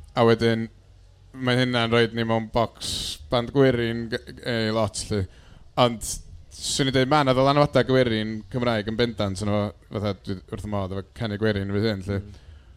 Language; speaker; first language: Welsh; native; Welsh